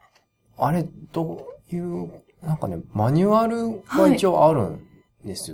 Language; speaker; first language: Japanese; native; Japanese